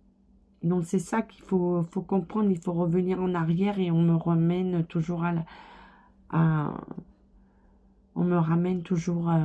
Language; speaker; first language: French; native; French